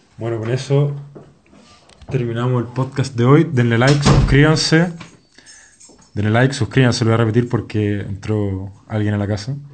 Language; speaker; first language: Spanish; native; Spanish